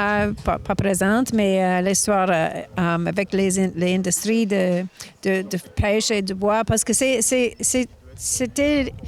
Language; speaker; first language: French; non-native, local second language; English